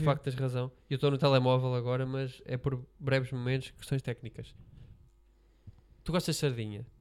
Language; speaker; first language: Portuguese; native; Portuguese